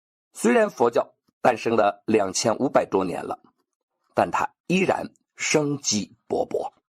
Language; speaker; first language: Chinese; native; Chinese